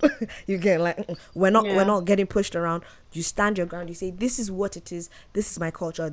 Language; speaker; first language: English; non-native, local second language; Yoruba